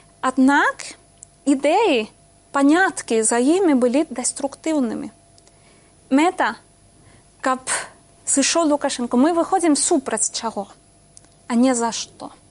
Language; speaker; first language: Belarusian; non-native, fluent; Spanish